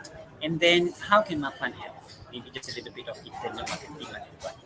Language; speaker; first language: English; non-native, local second language; Malay